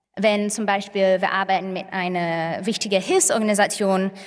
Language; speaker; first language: German; non-native, fluent; English